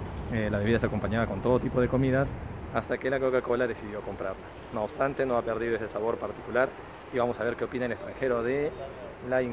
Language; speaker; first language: Spanish; native; Spanish